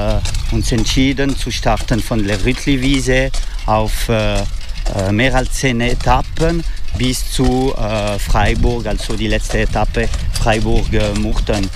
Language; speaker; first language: German; non-native, fluent; French